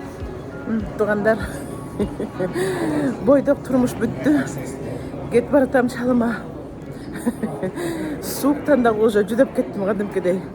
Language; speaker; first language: Kyrgyz; native; Kyrgyz